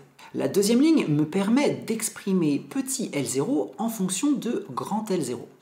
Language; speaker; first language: French; native; French